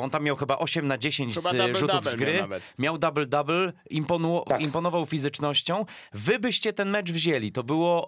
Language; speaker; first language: Polish; native; Polish